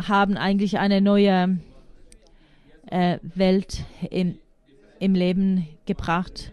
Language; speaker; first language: German; non-native, fluent; Finnish